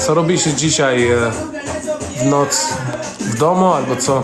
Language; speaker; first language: Polish; non-native, learner; Arabic